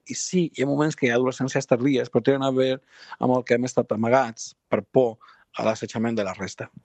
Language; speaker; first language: Catalan; non-native, local second language; Spanish